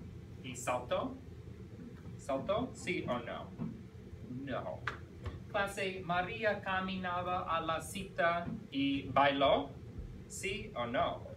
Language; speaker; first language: Spanish; non-native, fluent; English